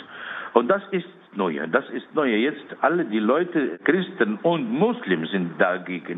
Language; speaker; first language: German; non-native, learner; Arabic